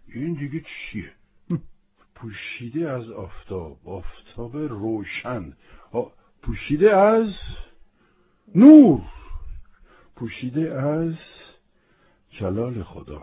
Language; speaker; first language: Persian; non-native, fluent; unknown